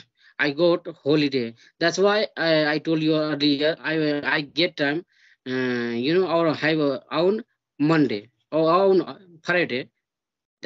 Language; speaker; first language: English; non-native, learner; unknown